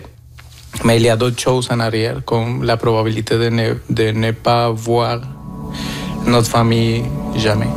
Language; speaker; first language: French; non-native, fluent; Spanish